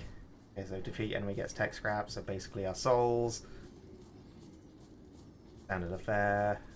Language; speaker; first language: English; native; English